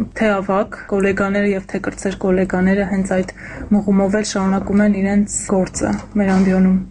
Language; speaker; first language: Armenian; native; Armenian